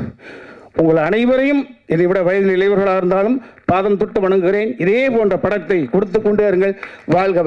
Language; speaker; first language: Tamil; native; Tamil